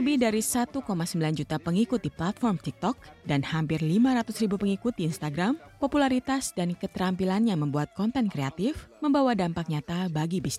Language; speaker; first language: Indonesian; native; Indonesian